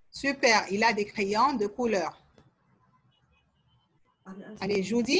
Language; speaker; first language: French; non-native, fluent; Arabic